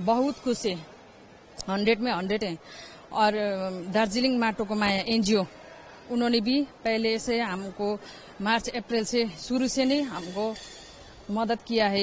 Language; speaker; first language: Hindi; non-native, local second language; Nepali